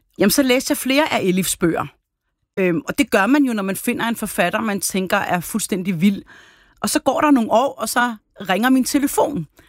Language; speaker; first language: Danish; early bilingual, other home language; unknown